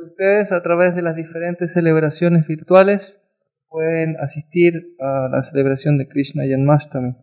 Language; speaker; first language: Spanish; native; Spanish